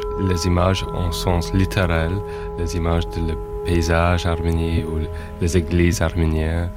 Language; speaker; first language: French; non-native, fluent; English